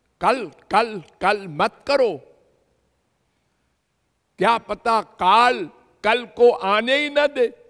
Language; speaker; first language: Hindi; native; Hindi